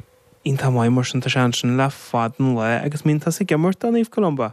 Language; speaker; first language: Irish; native; Irish